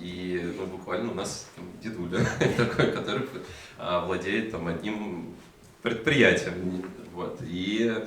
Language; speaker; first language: Russian; native; Russian